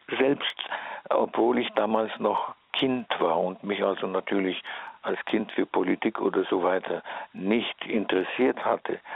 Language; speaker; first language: German; early bilingual, heritage; German